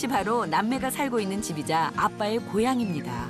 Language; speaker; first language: Korean; native; Korean